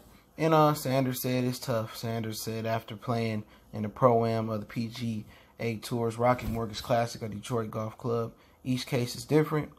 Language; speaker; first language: English; native; English